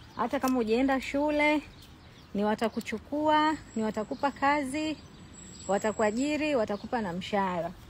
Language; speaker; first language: Swahili; native; Swahili